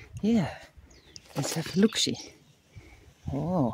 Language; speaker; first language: English; non-native, fluent; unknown